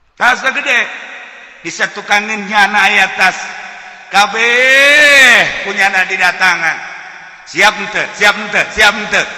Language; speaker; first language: Sundanese; native; Sundanese